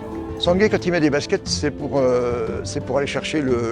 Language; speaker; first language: French; native; French